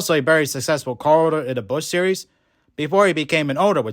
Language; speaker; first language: English; native; English